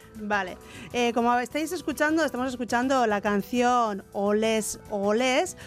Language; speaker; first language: Spanish; native; Spanish